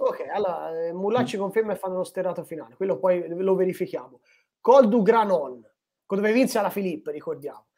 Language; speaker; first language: Italian; native; Italian